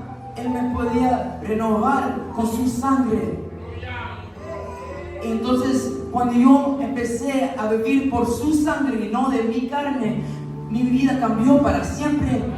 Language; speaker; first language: Spanish; early bilingual, heritage; Spanish